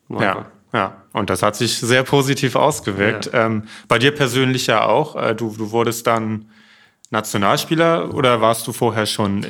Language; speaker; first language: German; native; German